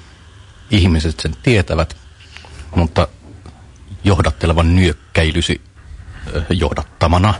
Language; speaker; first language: Finnish; native; Finnish